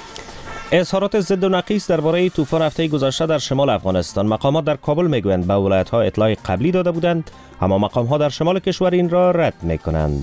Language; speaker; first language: Persian; native; Persian